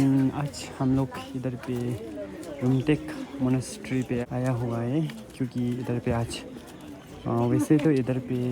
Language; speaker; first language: Hindi; non-native, local second language; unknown